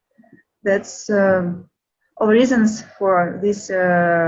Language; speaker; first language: English; non-native, learner; Russian